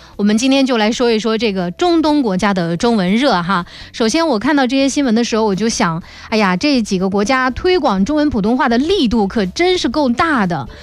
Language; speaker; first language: Chinese; native; Chinese